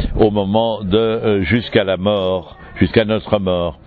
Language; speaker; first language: French; native; French